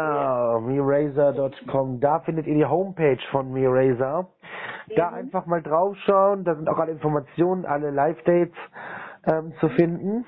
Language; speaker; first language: German; native; German